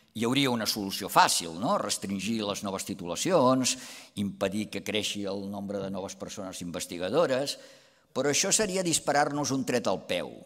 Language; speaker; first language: Catalan; native; Catalan